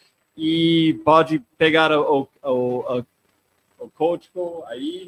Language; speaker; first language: Portuguese; non-native, fluent; English